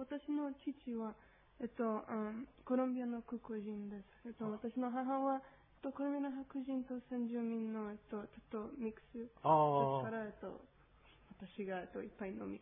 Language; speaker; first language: Japanese; non-native, learner; Spanish